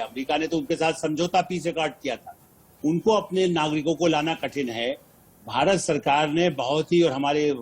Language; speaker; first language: Hindi; native; Hindi